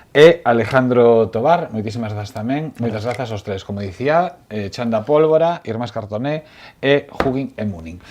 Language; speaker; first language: Galician; native; Galician